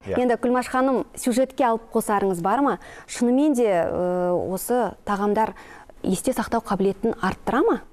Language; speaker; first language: Kazakh; native; Kazakh